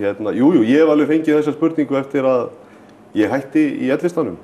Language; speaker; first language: Icelandic; native; Icelandic